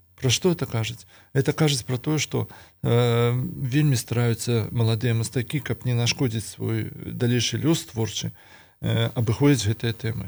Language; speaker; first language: Belarusian; native; Belarusian